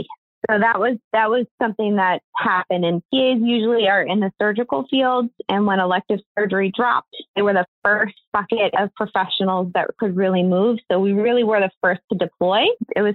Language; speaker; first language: English; native; English